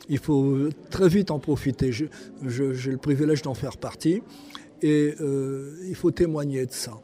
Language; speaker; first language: French; native; French